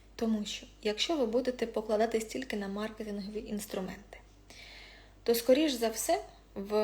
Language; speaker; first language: Ukrainian; non-native, local second language; Russian